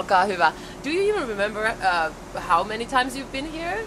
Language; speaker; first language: English; non-native, fluent; Finnish